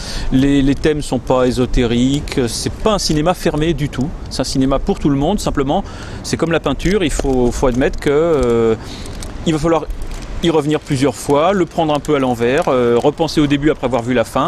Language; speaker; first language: French; native; French